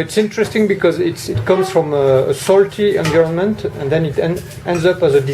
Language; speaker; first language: English; non-native, fluent; French